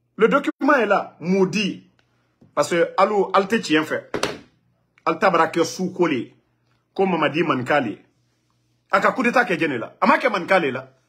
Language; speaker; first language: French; non-native, local second language; Mandingo